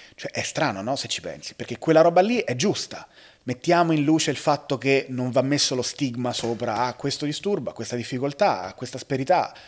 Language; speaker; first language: Italian; native; Italian